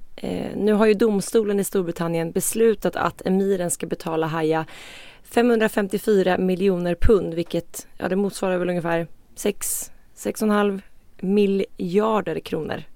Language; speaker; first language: Swedish; native; Swedish